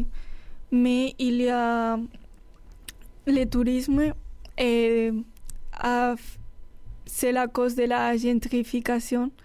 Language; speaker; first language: French; non-native, fluent; Spanish